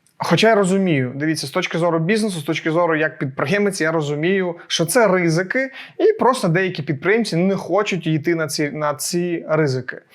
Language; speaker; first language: Ukrainian; non-native, local second language; Russian